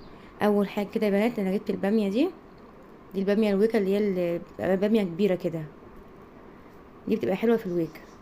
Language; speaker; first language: Arabic; native; Arabic